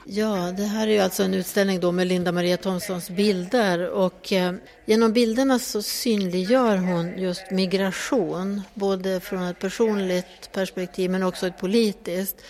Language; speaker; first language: Swedish; native; Swedish